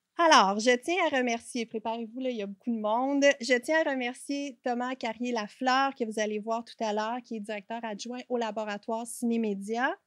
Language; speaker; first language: French; native; French